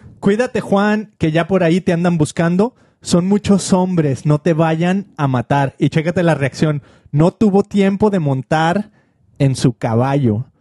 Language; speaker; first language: Spanish; native; Spanish